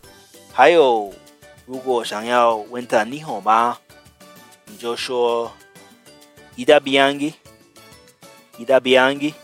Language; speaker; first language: Chinese; non-native, fluent; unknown